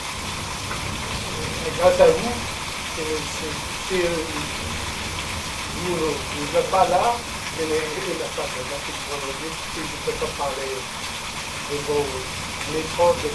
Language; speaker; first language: French; non-native, local second language; Arabic